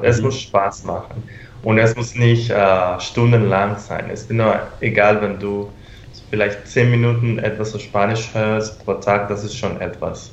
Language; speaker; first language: German; non-native, fluent; Spanish